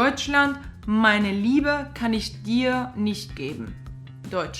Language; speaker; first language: German; non-native, fluent; Spanish